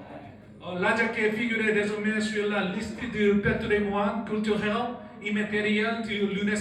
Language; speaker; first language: French; non-native, learner; Korean